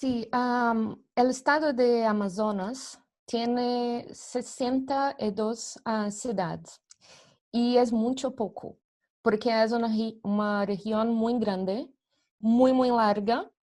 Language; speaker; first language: Spanish; non-native, fluent; Portuguese